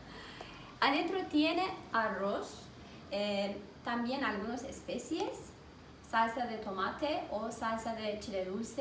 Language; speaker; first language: Spanish; non-native, learner; Turkish